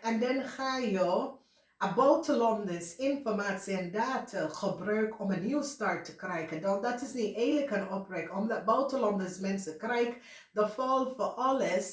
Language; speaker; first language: Dutch; non-native, fluent; English